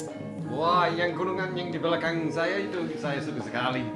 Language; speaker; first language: Indonesian; non-native, fluent; English